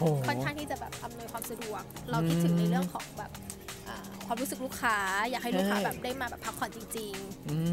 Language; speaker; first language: Thai; native; Thai